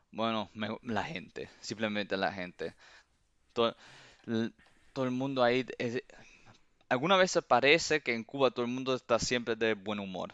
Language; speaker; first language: Spanish; early bilingual, heritage; Spanish